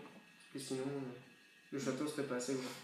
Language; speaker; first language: French; native; French